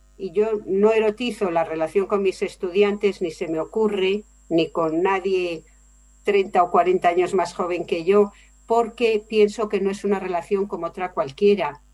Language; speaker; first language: Spanish; native; Spanish